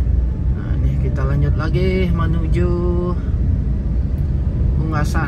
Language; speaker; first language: Indonesian; native; Indonesian